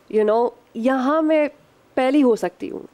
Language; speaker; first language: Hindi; non-native, learner; English